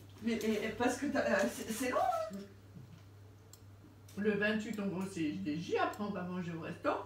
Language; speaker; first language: French; native; French